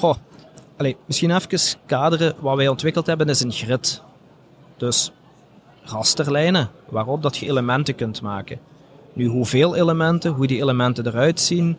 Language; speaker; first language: Dutch; native; Dutch